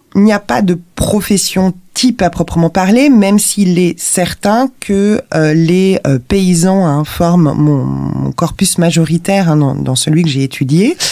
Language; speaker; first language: French; native; French